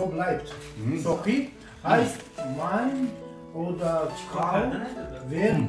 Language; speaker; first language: German; non-native, learner; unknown